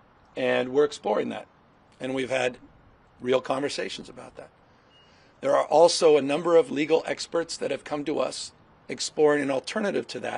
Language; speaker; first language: English; native; English